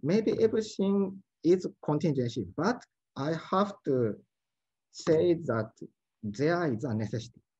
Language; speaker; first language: English; non-native, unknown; Japanese